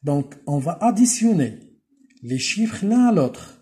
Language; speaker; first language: French; non-native, local second language; Arabic